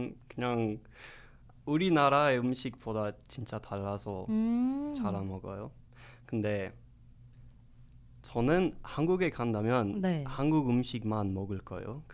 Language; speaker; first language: Korean; non-native, learner; English